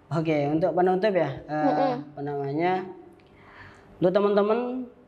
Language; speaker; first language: Indonesian; non-native, local second language; Javanese